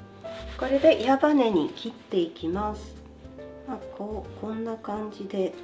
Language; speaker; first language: Japanese; native; Japanese